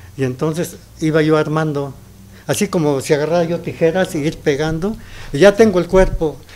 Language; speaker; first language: Spanish; native; Spanish